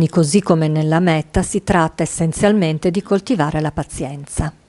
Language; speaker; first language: Italian; native; Italian